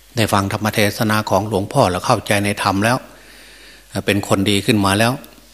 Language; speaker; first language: Thai; native; Thai